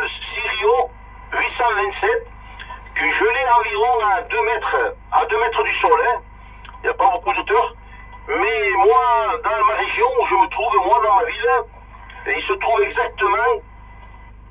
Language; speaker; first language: French; early bilingual, other home language; Spanish